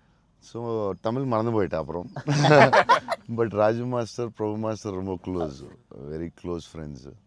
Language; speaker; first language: Tamil; non-native, local second language; Telugu